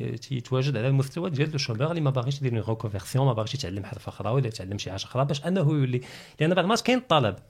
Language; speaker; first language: Arabic; native; Arabic